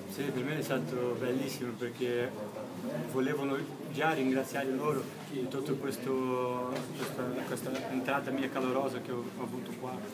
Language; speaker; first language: Italian; non-native, fluent; Portuguese